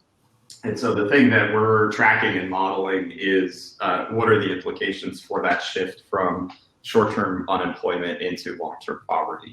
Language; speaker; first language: English; native; English